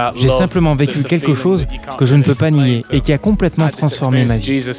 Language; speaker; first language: French; non-native, fluent; English